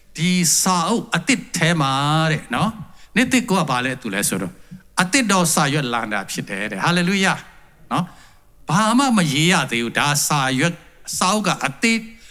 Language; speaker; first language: Burmese; non-native, local second language; Tedim Chin